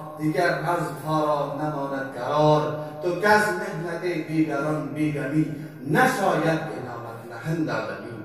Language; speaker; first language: Urdu; native; Urdu